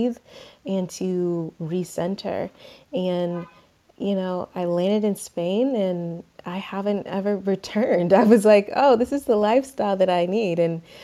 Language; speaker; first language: English; native; English